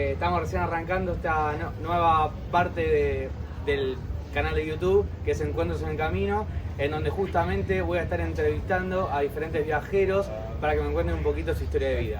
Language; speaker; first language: Spanish; native; Spanish